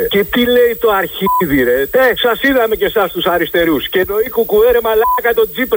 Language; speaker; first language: Greek; native; Greek